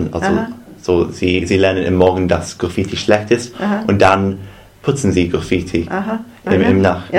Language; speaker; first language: German; non-native, fluent; English